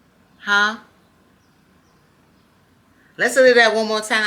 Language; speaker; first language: English; native; English